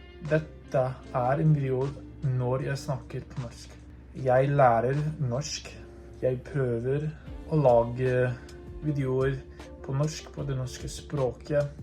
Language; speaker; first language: Norwegian; non-native, learner; English